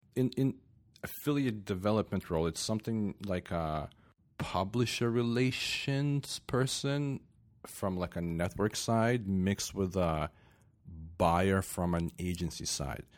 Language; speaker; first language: English; non-native, fluent; Ukrainian